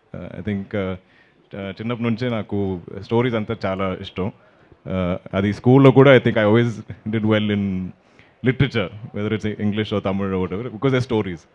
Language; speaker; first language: Telugu; non-native, learner; Malayalam